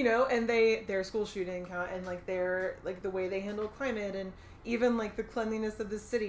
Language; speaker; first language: English; native; English